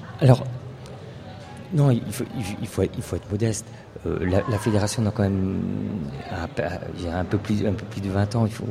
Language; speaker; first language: French; native; French